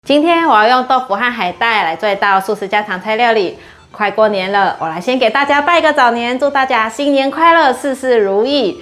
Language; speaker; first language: Chinese; native; Chinese